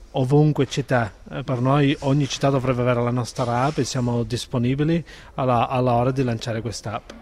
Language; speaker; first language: Italian; non-native, fluent; Spanish